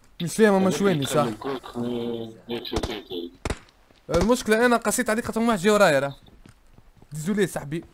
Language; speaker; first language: Arabic; native; Arabic